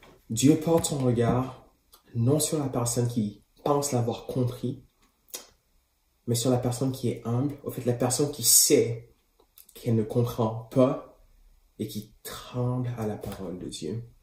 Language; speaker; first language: French; native; French